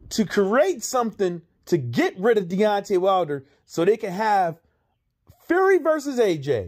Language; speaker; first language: English; native; English